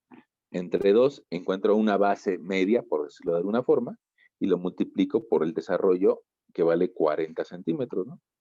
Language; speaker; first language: Spanish; native; Spanish